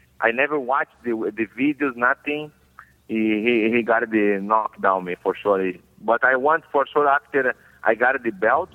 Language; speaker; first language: English; non-native, learner; Portuguese